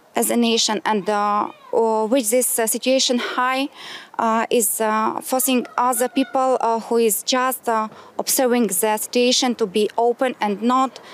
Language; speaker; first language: English; non-native, learner; Ukrainian